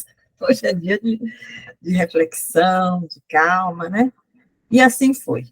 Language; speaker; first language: Portuguese; native; Portuguese